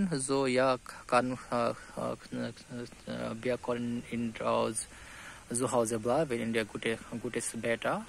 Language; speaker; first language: German; non-native, learner; Bangla